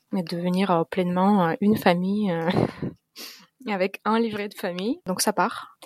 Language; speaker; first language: French; non-native, fluent; Russian